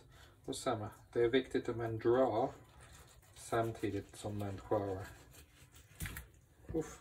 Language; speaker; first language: Swedish; non-native, fluent; English